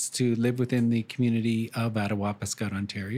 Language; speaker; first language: English; native; English